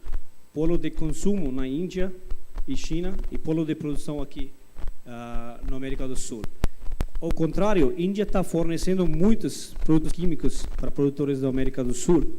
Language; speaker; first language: Portuguese; non-native, fluent; English